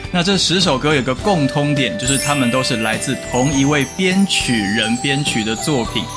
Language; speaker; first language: Chinese; native; Chinese